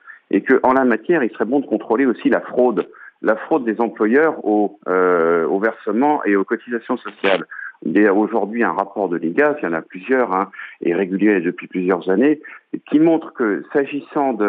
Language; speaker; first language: French; native; French